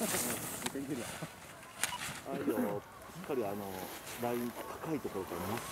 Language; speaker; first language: Japanese; native; Japanese